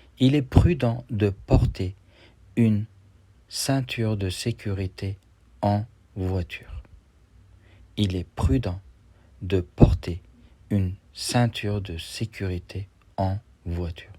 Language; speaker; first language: French; non-native, fluent; Turkish